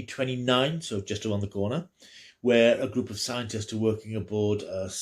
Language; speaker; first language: English; native; English